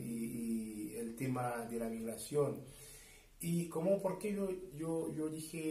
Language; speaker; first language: Spanish; non-native, fluent; Haitian Creole